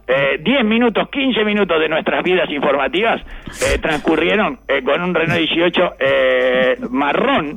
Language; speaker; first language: Spanish; native; Spanish